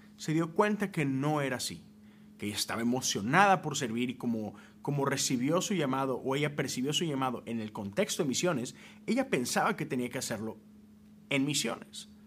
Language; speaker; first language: Spanish; native; Spanish